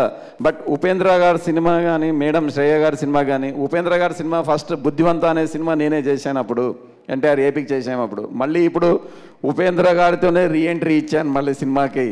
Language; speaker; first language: Telugu; native; Telugu